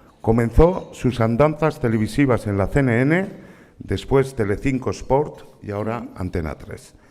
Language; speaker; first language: Spanish; native; Spanish